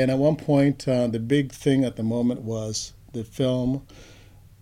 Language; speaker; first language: English; non-native, fluent; Spanish